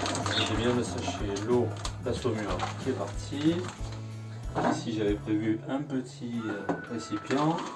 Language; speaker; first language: French; native; French